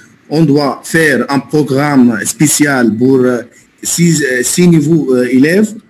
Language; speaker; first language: French; non-native, fluent; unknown